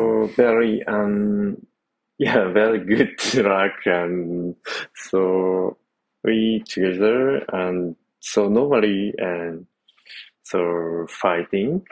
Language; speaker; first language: English; non-native, learner; Japanese